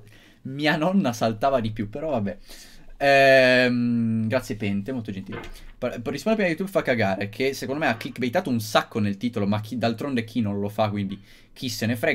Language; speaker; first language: Italian; native; Italian